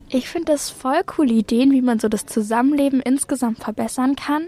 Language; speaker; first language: German; native; German